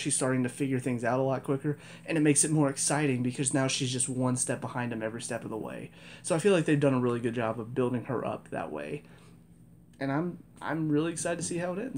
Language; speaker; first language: English; native; English